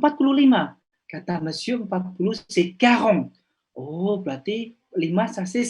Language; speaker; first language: French; non-native, fluent; Indonesian